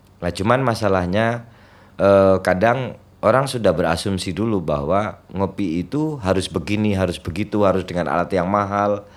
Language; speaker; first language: Indonesian; non-native, local second language; Javanese